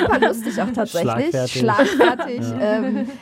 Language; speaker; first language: German; native; German